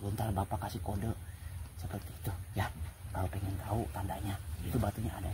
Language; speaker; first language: Indonesian; native; Indonesian